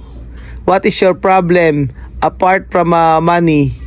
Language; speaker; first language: English; non-native, learner; Filipino